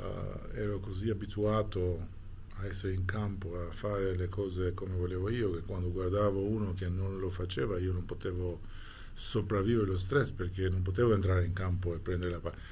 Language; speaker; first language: Italian; non-native, fluent; Albanian